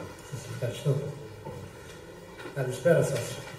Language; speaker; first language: Greek; non-native, local second language; Turkish